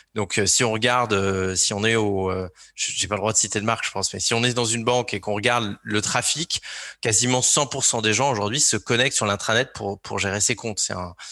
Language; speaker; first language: French; native; French